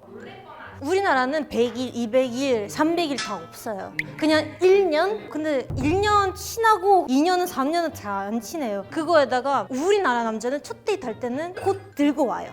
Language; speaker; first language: Korean; non-native, fluent; Ukrainian